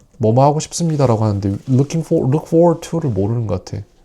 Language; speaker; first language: Korean; native; Korean